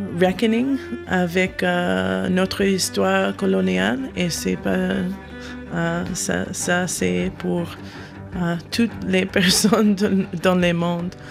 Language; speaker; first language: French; non-native, learner; English